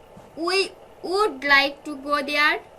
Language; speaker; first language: English; non-native, fluent; Bangla